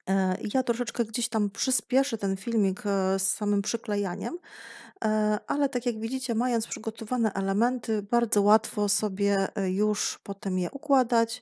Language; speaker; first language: Polish; native; Polish